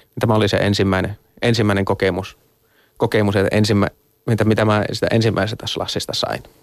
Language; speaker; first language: Finnish; native; Finnish